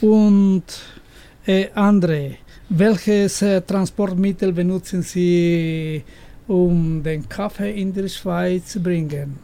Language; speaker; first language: German; non-native, learner; Spanish